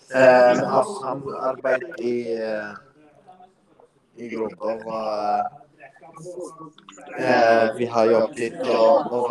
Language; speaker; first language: Norwegian; non-native, learner; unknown